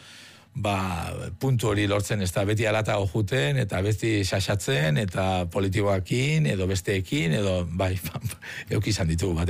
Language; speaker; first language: Basque; native; Basque